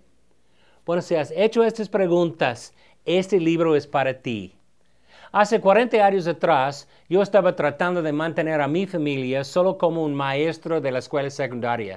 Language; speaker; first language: Spanish; non-native, fluent; English